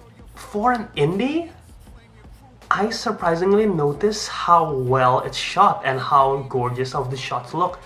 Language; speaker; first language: English; non-native, fluent; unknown